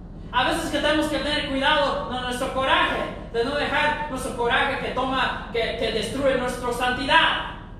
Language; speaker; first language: Spanish; early bilingual, heritage; Spanish